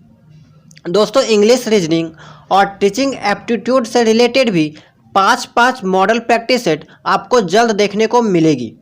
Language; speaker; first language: Hindi; native; Hindi